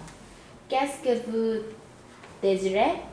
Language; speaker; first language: French; non-native, learner; Korean